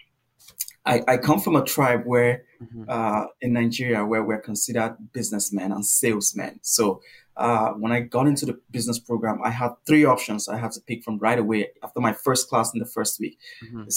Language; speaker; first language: English; non-native, local second language; Igbo